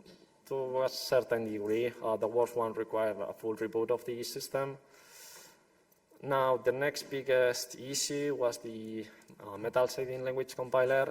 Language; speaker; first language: English; non-native, fluent; Spanish